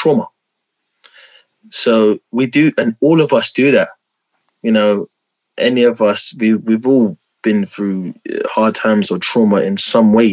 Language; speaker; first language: English; native; English